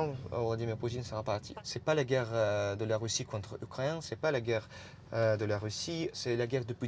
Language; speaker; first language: French; non-native, fluent; Russian